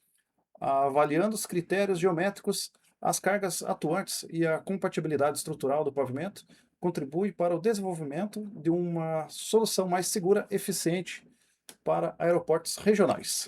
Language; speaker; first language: Portuguese; native; Portuguese